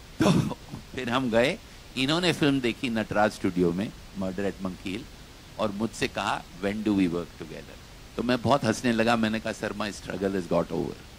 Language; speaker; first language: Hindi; non-native, local second language; Kashmiri